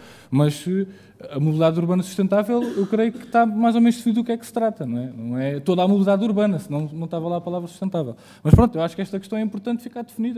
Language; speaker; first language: Portuguese; native; Portuguese